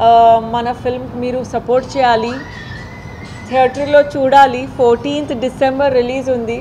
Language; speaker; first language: Telugu; non-native, fluent; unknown